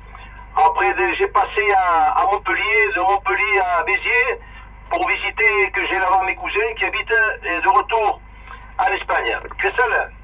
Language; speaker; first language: French; early bilingual, other home language; Spanish